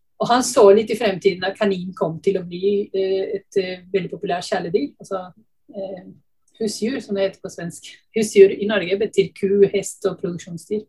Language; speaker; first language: Norwegian; non-native, fluent; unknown